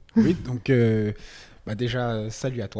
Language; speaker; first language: French; native; French